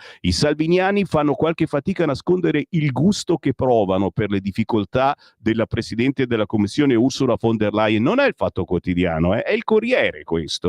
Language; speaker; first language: Italian; native; Italian